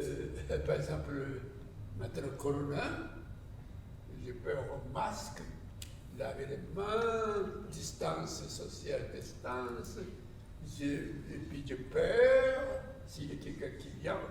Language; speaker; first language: French; non-native, learner; Japanese